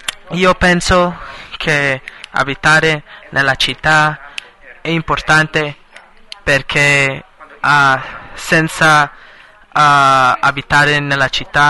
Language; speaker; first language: Italian; non-native, learner; English